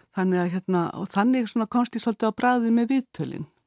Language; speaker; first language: Icelandic; native; Icelandic